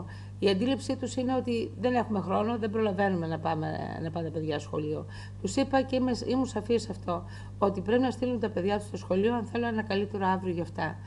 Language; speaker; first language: Greek; native; Greek